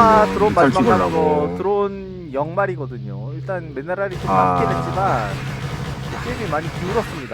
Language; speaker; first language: Korean; native; Korean